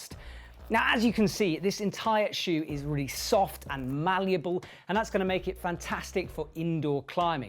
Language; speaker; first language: English; native; English